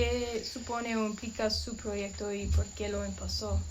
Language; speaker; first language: Spanish; non-native, learner; English